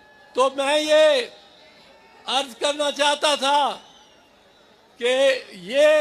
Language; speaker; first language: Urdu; non-native, local second language; Punjabi